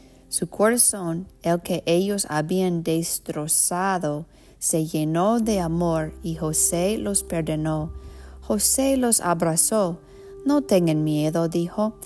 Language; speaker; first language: Spanish; non-native, learner; English